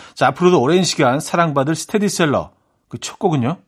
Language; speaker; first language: Korean; native; Korean